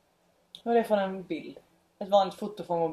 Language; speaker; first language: Swedish; native; Swedish